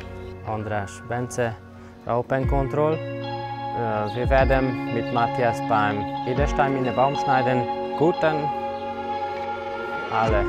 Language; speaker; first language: German; non-native, fluent; Hungarian